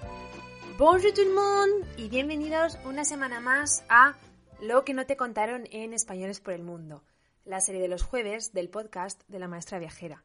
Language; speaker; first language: Spanish; native; Spanish